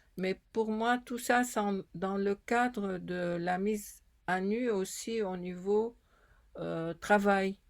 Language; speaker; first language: French; non-native, fluent; Arabic